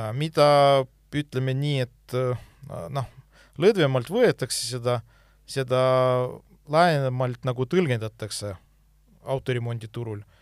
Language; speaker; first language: Estonian; non-native, local second language; Russian